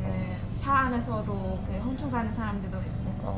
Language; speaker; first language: Korean; non-native, learner; Burmese